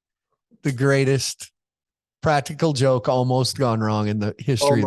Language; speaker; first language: English; native; English